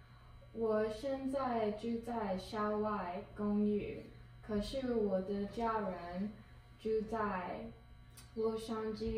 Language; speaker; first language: Chinese; non-native, learner; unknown